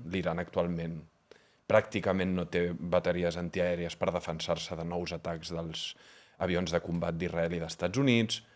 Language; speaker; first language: Catalan; early bilingual, other home language; Hebrew